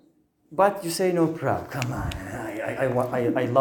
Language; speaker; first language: English; non-native, fluent; Turkish